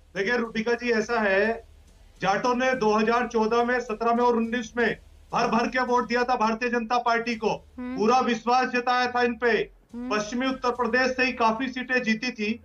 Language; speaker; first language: Hindi; native; Hindi